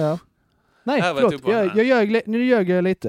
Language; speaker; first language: Swedish; native; Swedish